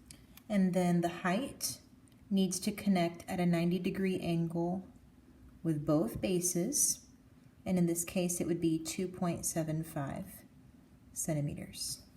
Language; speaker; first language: English; native; English